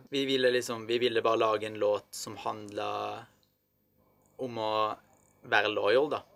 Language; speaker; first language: Norwegian; early bilingual, other home language; Arabic